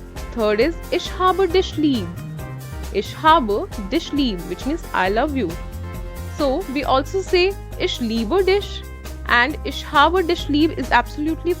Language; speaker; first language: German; non-native, fluent; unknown